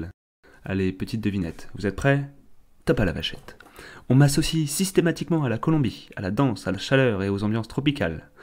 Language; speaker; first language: French; native; French